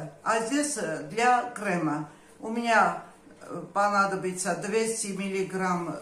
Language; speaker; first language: Russian; non-native, local second language; Armenian